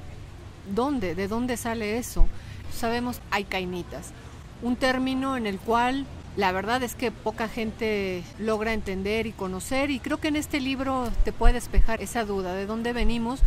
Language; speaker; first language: Spanish; native; Spanish